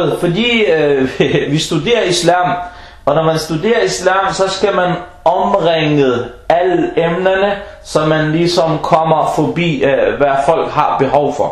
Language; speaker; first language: Danish; early bilingual, other home language; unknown